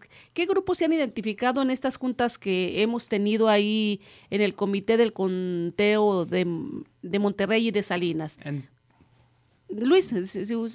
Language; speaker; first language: Spanish; native; Spanish